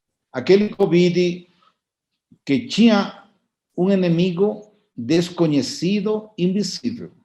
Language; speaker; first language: Portuguese; non-native, fluent; Spanish